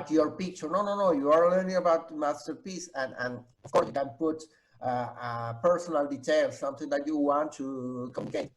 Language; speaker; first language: English; non-native, fluent; Spanish